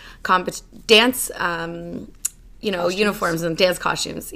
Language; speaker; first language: English; native; English